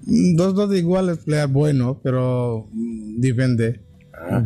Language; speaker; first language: Spanish; non-native, learner; Bangla